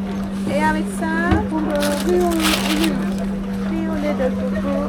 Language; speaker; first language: French; non-native, fluent; Thai